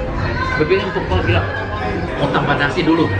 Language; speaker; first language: Indonesian; native; Indonesian